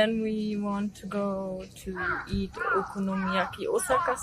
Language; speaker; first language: English; non-native, fluent; German